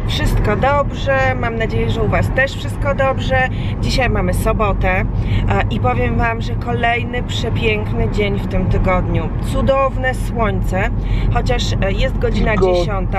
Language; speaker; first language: Polish; native; Polish